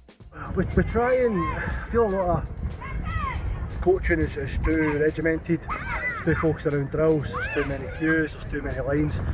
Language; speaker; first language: English; native; English